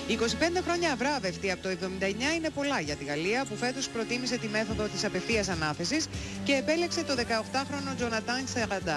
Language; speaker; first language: Greek; native; Greek